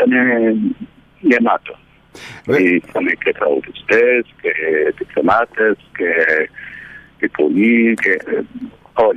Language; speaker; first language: Greek; early bilingual, heritage; Greek